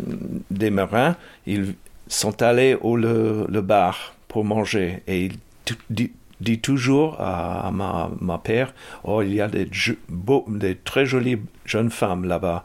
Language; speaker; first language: French; early bilingual, heritage; English